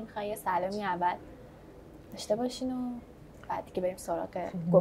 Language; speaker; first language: Persian; native; Persian